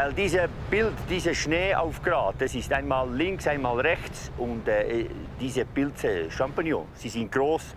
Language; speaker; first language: German; non-native, learner; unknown